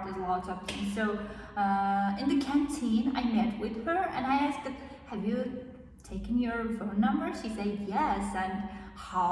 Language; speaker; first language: English; non-native, learner; Kazakh